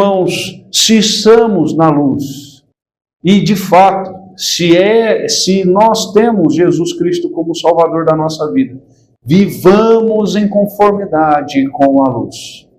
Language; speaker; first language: Portuguese; native; Portuguese